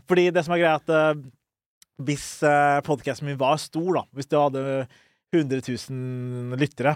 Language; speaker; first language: Norwegian; early bilingual, other home language; Somali